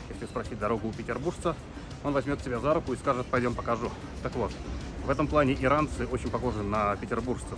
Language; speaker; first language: Russian; native; Russian